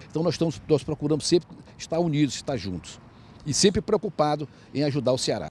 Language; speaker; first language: Portuguese; native; Portuguese